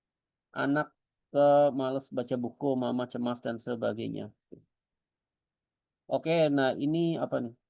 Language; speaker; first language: Indonesian; native; Indonesian